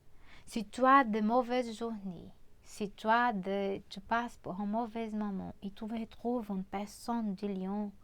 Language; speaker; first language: French; non-native, fluent; Portuguese